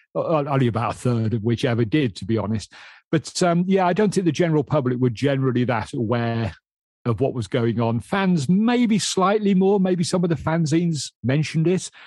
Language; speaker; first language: English; native; English